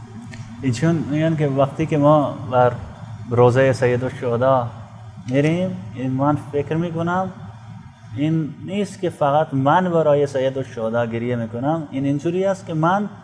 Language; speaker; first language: Persian; non-native, fluent; Urdu